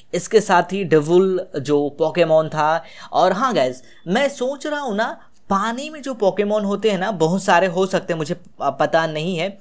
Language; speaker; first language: Hindi; native; Hindi